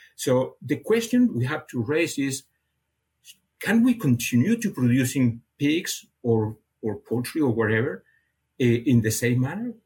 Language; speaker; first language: English; non-native, fluent; Catalan